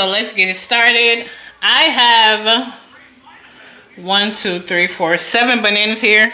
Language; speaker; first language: English; native; English